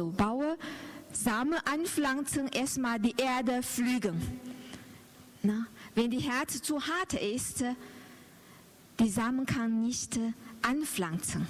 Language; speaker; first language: German; non-native, learner; Chinese